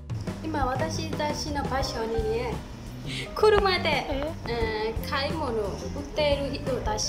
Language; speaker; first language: Japanese; non-native, learner; Burmese